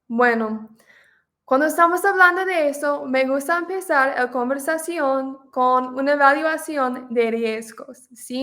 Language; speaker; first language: Spanish; non-native, fluent; English